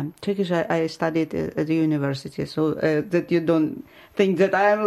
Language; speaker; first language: English; non-native, fluent; Ukrainian